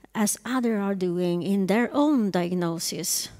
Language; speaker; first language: English; non-native, fluent; Swedish